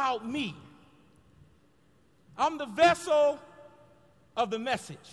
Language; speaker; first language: English; native; English